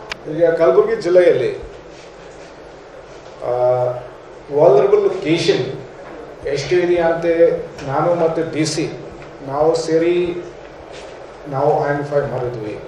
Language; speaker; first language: Kannada; non-native, fluent; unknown